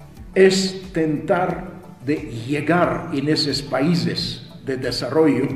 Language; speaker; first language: Spanish; non-native, fluent; Russian